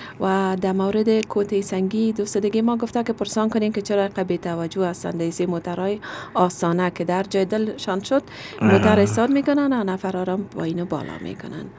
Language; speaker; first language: Persian; native; Persian